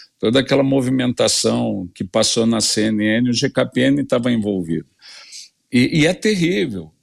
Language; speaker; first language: Portuguese; native; Portuguese